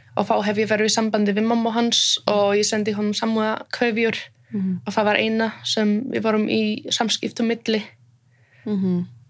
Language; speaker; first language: Icelandic; non-native, fluent; Polish